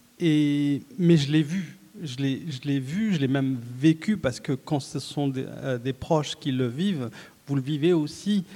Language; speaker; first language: French; early bilingual, other home language; Arabic